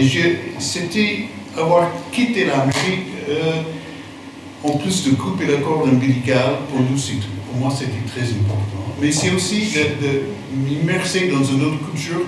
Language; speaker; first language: French; non-native, fluent; English